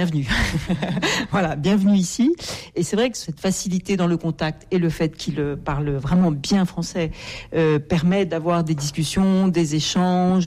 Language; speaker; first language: French; native; French